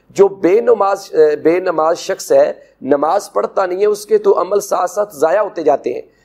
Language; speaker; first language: Urdu; non-native, local second language; Punjabi